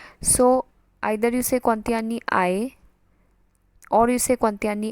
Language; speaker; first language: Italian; non-native, fluent; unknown